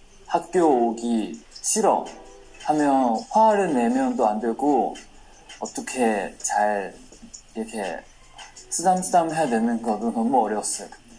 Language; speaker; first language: Korean; non-native, fluent; Chinese